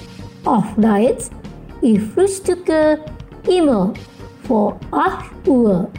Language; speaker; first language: German; non-native, learner; Indonesian